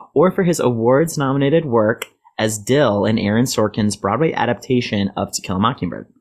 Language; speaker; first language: English; native; English